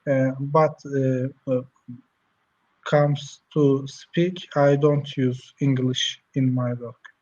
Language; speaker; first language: English; non-native, learner; Turkish